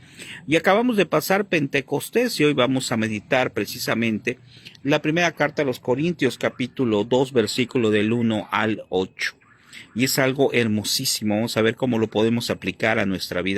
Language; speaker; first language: Spanish; native; Spanish